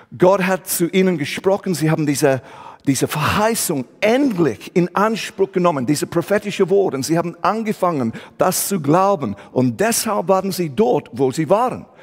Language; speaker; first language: German; non-native, fluent; English